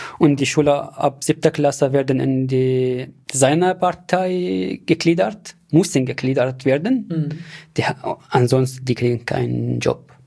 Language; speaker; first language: German; non-native, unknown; Arabic